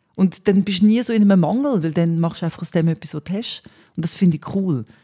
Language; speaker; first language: German; early bilingual, other home language; Swiss German